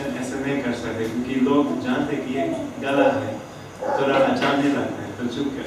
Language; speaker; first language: Hindi; non-native, fluent; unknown